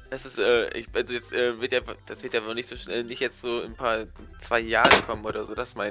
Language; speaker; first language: German; native; German